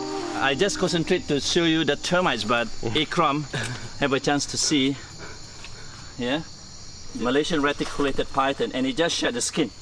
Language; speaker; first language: English; non-native, fluent; Malay